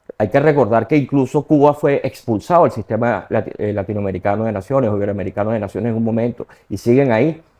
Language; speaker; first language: Spanish; native; Spanish